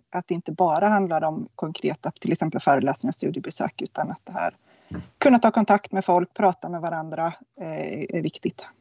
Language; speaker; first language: Swedish; native; Swedish